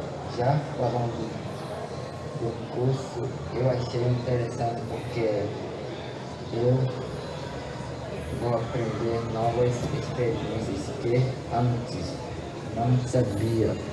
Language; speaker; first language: Portuguese; non-native, local second language; Ticuna